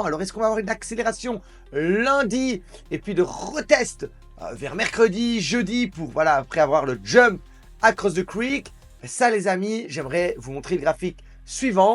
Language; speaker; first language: French; native; French